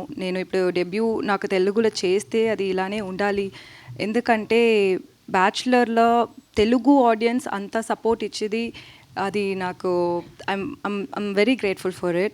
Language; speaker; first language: Telugu; non-native, learner; Tamil